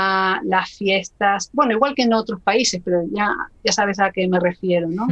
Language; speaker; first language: Spanish; native; Spanish